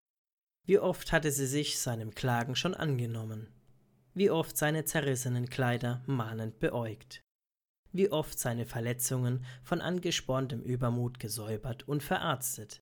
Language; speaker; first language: German; native; German